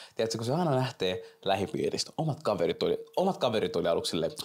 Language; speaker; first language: Finnish; native; Finnish